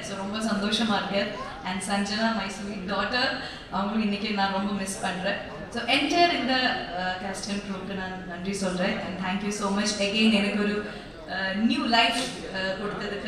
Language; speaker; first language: Tamil; non-native, local second language; Malayalam